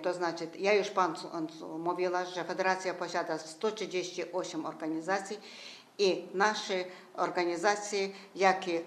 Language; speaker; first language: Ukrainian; non-native, local second language; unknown